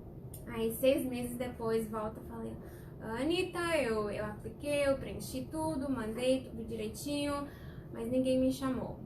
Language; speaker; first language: Portuguese; non-native, fluent; Spanish